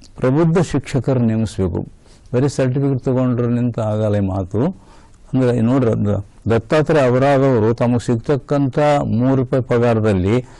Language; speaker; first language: Kannada; native; Kannada